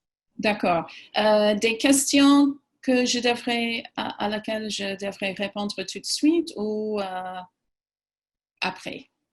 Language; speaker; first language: French; non-native, fluent; English